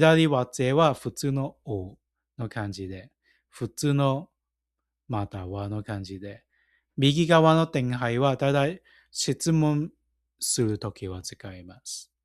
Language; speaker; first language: Japanese; non-native, fluent; Cantonese